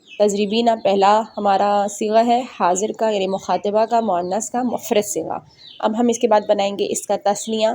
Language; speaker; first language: Urdu; native; Urdu